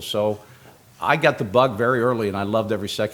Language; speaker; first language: English; native; English